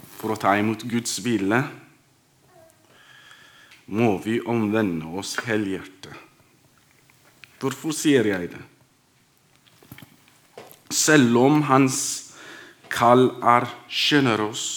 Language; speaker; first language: Norwegian; non-native, fluent; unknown